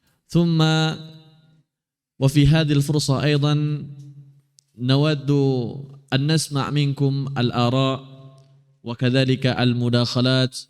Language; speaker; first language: Arabic; non-native, fluent; Indonesian